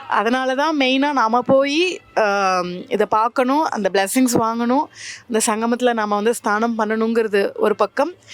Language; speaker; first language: Tamil; native; Tamil